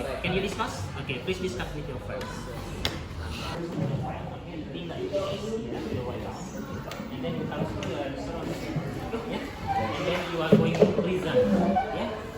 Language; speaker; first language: English; non-native, fluent; Indonesian